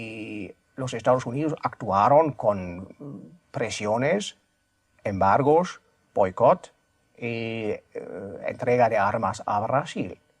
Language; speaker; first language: Spanish; non-native, fluent; German